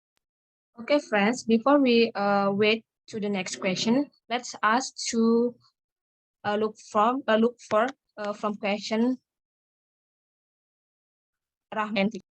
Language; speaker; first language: English; non-native, learner; Indonesian